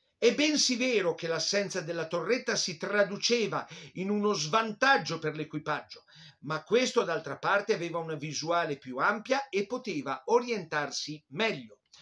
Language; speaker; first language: Italian; native; Italian